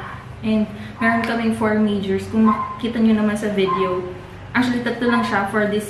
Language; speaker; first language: Filipino; non-native, local second language; Bikol